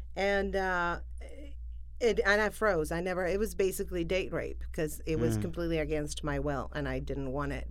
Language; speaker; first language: English; non-native, fluent; Spanish